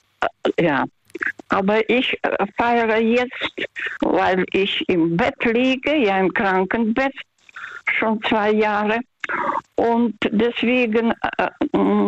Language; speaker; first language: German; non-native, fluent; Russian